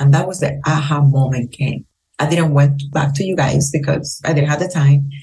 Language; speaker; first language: English; non-native, fluent; Spanish